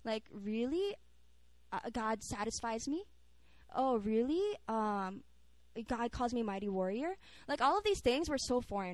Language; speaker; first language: English; non-native, local second language; Korean